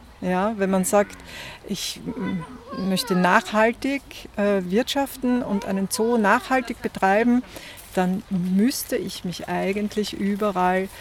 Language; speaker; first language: German; native; German